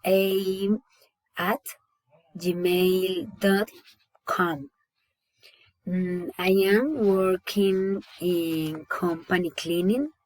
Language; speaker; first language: English; non-native, learner; Spanish